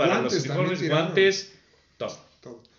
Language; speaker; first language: Spanish; native; Spanish